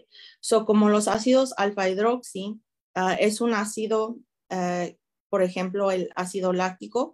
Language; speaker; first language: Spanish; early bilingual, heritage; Spanish